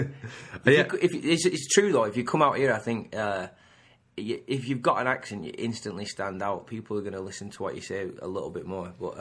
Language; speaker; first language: English; native; English